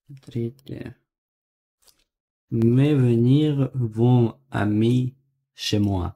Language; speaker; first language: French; non-native, learner; Russian